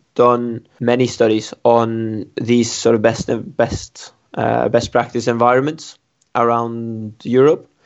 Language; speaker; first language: English; non-native, fluent; Norwegian